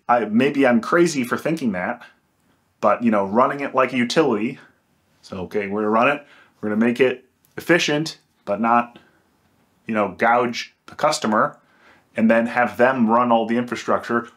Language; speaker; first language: English; native; English